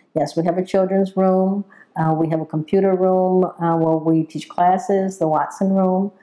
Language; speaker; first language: English; native; English